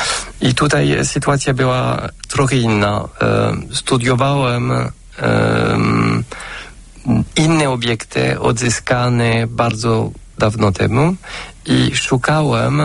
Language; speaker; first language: Polish; non-native, fluent; French